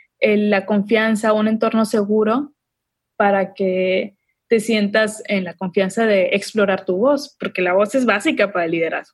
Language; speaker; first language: Spanish; native; Spanish